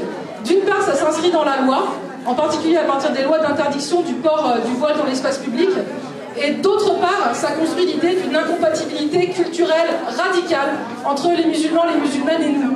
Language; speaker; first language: French; native; French